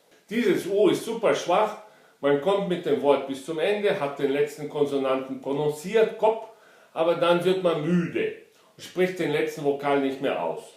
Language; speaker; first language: German; non-native, fluent; Portuguese